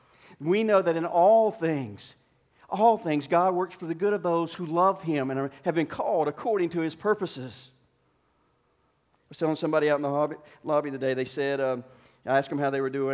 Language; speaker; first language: English; native; English